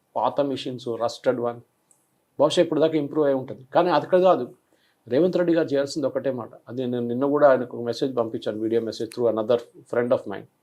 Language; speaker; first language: Telugu; non-native, local second language; Malayalam